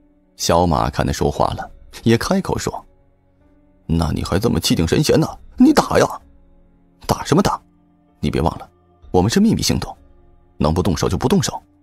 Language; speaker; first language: Chinese; native; Chinese